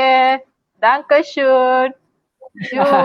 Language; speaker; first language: German; non-native, learner; Malay